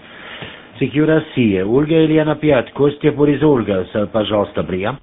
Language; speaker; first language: Russian; non-native, learner; German